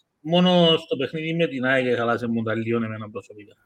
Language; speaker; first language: Greek; native; Greek